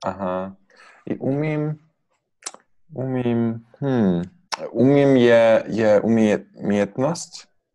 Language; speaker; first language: Czech; non-native, learner; Polish